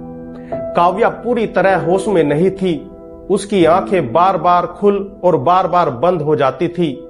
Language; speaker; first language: Hindi; native; Hindi